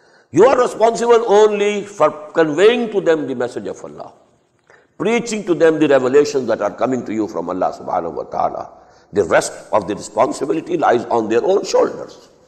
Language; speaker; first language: English; non-native, local second language; Urdu